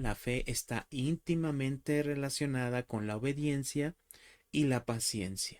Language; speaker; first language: Spanish; native; Spanish